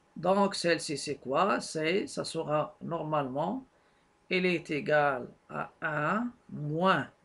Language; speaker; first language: French; non-native, local second language; Arabic